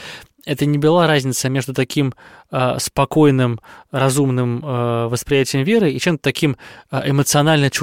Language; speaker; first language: Russian; native; Russian